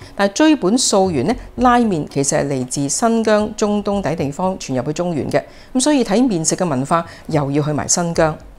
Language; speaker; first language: Chinese; non-native, local second language; Cantonese